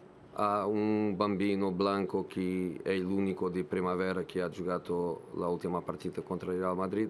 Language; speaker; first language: Italian; non-native, fluent; Portuguese